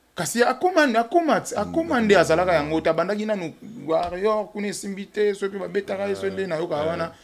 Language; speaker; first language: French; non-native, local second language; Lingala